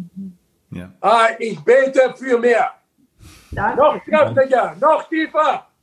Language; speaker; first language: German; non-native, learner; Dutch